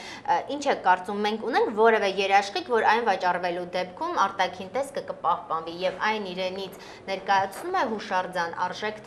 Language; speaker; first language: Armenian; native; Armenian